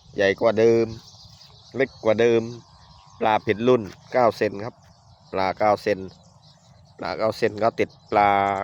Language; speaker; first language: Thai; native; Thai